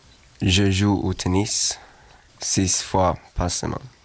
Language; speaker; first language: French; non-native, learner; Swedish